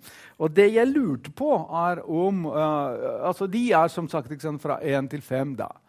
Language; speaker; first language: Norwegian; non-native, fluent; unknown